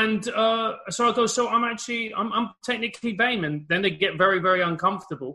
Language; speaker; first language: English; native; English